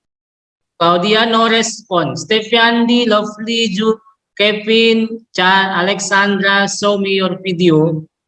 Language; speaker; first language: English; non-native, learner; Indonesian